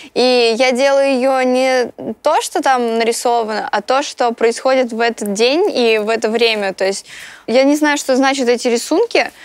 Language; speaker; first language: Russian; native; Russian